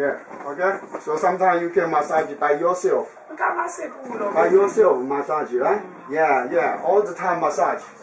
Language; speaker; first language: English; non-native, learner; Chinese